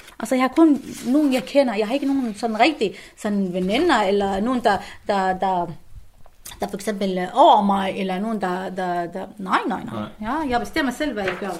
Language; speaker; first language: Danish; non-native, fluent; Arabic